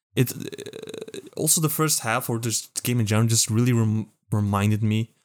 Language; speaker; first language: English; non-native, fluent; Dutch